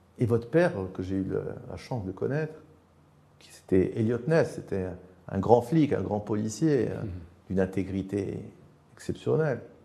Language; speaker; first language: French; non-native, local second language; Arabic